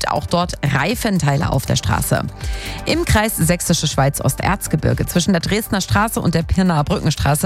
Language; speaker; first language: German; native; German